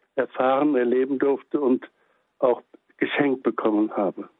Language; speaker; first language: German; native; German